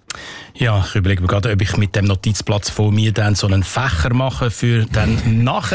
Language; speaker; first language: German; native; German